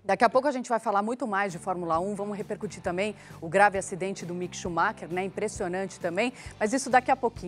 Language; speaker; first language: Portuguese; native; Portuguese